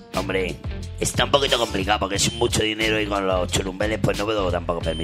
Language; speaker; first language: Spanish; native; Spanish